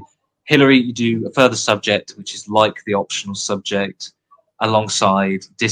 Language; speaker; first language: English; native; English